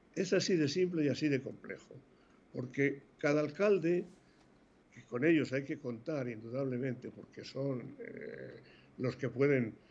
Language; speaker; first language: Spanish; native; Spanish